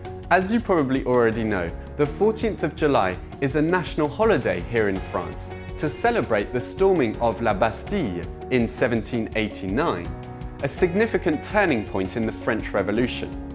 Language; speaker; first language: English; early bilingual, other home language; French